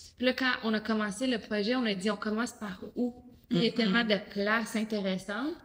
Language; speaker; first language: French; native; French